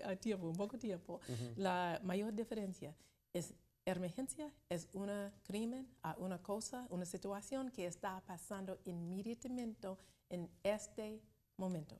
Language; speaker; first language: Spanish; non-native, learner; English